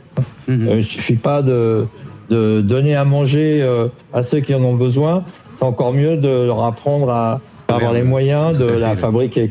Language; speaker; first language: French; native; French